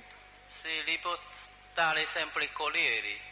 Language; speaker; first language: Italian; non-native, learner; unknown